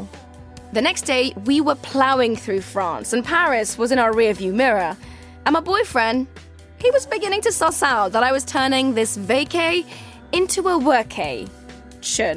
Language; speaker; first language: English; native; English